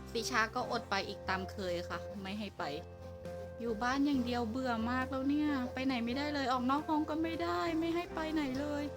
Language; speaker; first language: Thai; native; Thai